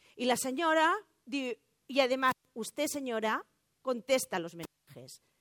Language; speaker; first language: Spanish; non-native, local second language; Catalan